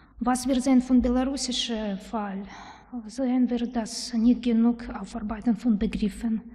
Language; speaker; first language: German; non-native, learner; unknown